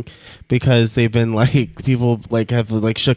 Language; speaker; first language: English; native; English